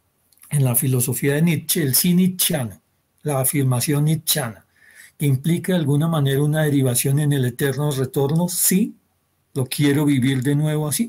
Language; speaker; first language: Spanish; native; Spanish